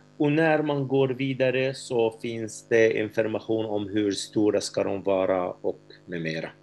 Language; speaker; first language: Swedish; non-native, fluent; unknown